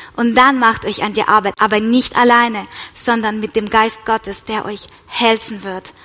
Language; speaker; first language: German; non-native, fluent; Russian